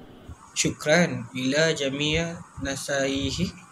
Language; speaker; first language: Arabic; non-native, learner; Malay